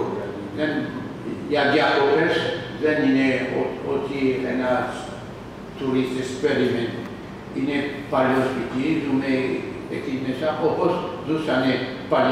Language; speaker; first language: Greek; non-native, learner; French